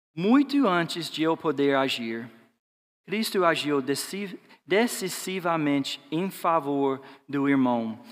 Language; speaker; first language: Portuguese; non-native, fluent; English